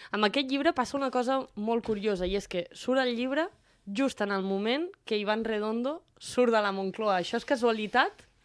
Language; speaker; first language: Catalan; native; Catalan